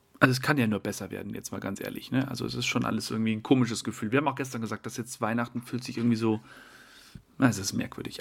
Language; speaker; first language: German; native; German